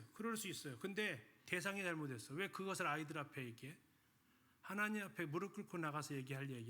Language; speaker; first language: Korean; native; Korean